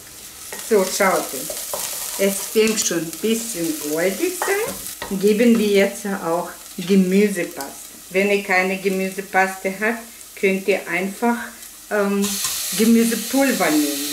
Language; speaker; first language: German; non-native, fluent; Russian